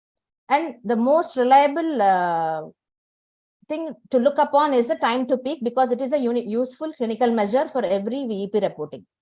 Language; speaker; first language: English; non-native, local second language; Tamil